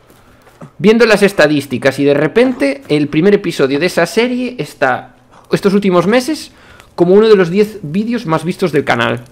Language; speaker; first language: Spanish; native; Spanish